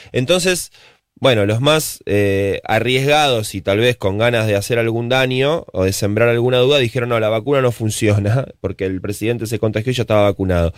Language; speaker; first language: Spanish; native; Spanish